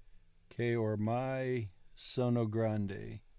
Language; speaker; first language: Italian; non-native, learner; English